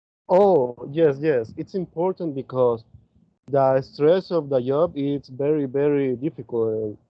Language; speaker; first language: English; non-native, learner; Spanish